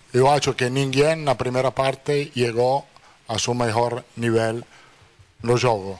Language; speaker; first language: Portuguese; non-native, fluent; Italian